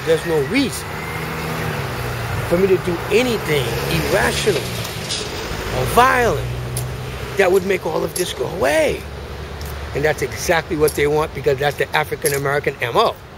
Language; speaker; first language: English; native; English